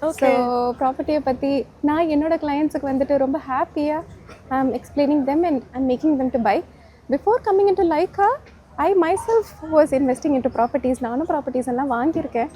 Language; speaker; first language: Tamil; early bilingual, heritage; Tamil